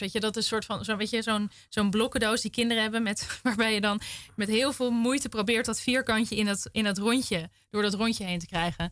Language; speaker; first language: Dutch; native; Dutch